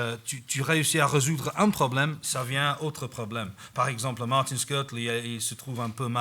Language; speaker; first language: French; non-native, fluent; English